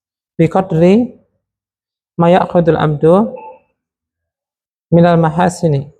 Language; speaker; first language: Arabic; non-native, fluent; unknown